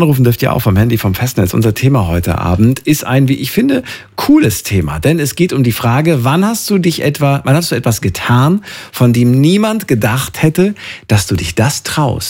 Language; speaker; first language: German; native; German